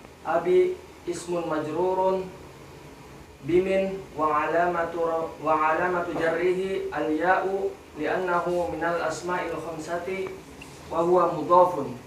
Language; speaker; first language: Arabic; non-native, learner; Indonesian